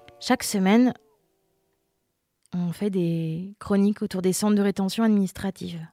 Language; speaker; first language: French; native; French